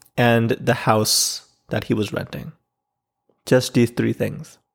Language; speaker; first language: English; non-native, local second language; Urdu